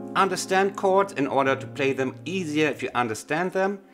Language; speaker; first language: English; non-native, fluent; German